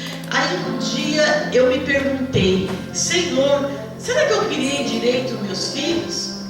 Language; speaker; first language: Portuguese; native; Portuguese